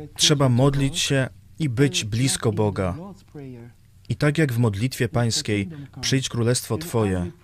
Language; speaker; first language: Polish; non-native, fluent; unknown